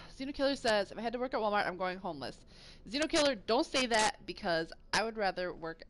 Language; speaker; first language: English; native; English